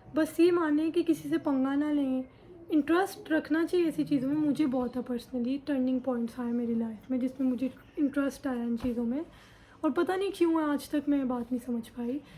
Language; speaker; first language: Hindi; early bilingual, heritage; Urdu